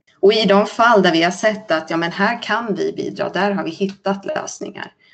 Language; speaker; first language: Swedish; native; Swedish